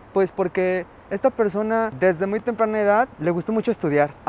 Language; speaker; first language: Spanish; native; Spanish